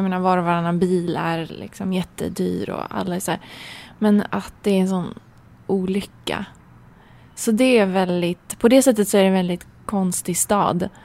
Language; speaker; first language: Swedish; early bilingual, other home language; Persian